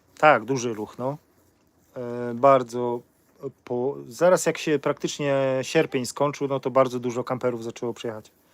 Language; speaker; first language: Polish; native; Polish